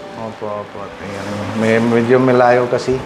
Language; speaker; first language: Filipino; non-native, learner; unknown